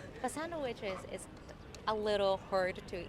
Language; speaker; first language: English; non-native, learner; Japanese